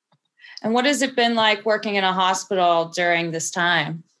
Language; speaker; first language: English; early bilingual, other home language; Portuguese